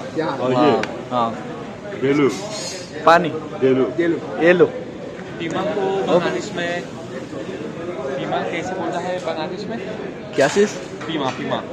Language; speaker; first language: Hindi; non-native, learner; Bangla